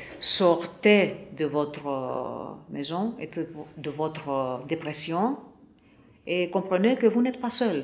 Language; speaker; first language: French; non-native, fluent; Greek